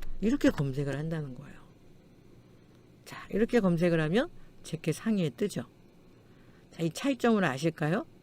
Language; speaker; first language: Korean; native; Korean